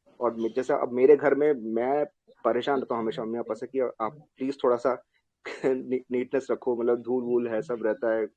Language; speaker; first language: Hindi; non-native, local second language; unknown